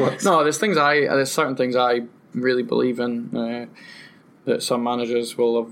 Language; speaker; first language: English; native; English